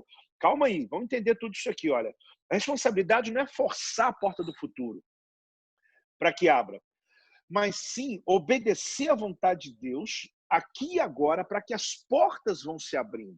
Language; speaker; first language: Portuguese; native; Portuguese